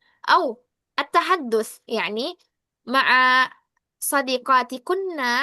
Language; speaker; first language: Arabic; non-native, fluent; Indonesian